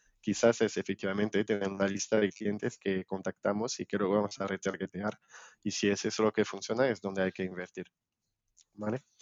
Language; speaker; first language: Spanish; non-native, fluent; French